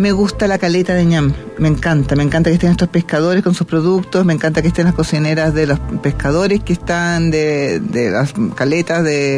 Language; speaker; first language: Spanish; native; Spanish